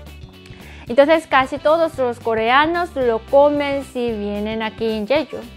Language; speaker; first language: Spanish; non-native, fluent; Korean